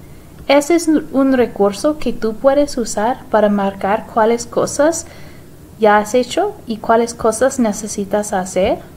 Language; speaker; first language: Spanish; non-native, fluent; English